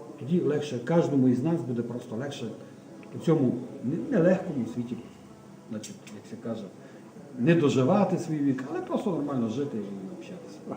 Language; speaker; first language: Ukrainian; native; Ukrainian